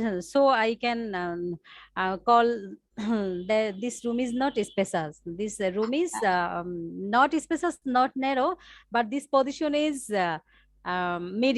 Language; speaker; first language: English; non-native, learner; Bangla